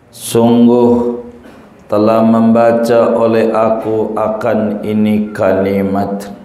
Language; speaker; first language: Indonesian; native; Indonesian